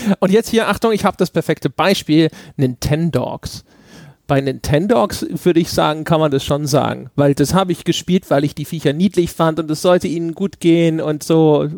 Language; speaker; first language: German; native; German